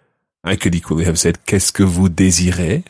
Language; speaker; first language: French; non-native, fluent; English